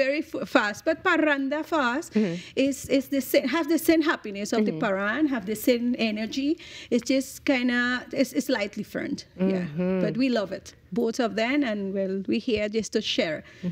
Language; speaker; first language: English; non-native, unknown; Spanish